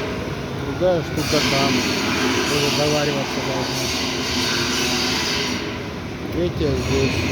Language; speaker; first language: Russian; non-native, local second language; Kyrgyz